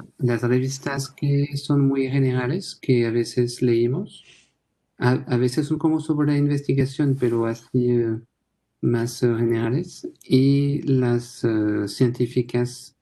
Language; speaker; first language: Spanish; non-native, fluent; French